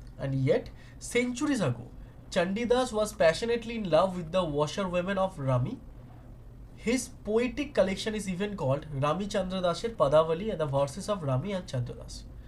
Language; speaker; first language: English; non-native, local second language; Bangla